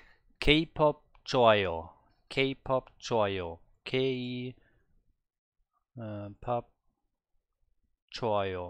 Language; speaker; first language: Korean; non-native, learner; German